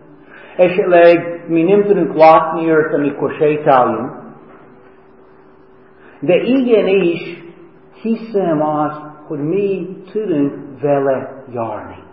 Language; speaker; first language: Hungarian; non-native, fluent; English